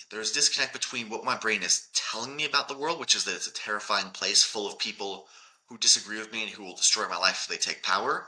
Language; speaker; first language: English; native; English